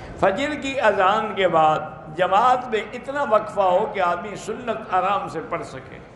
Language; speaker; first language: Urdu; native; Urdu